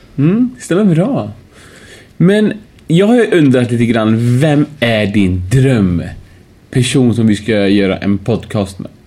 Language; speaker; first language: Swedish; early bilingual, other home language; Persian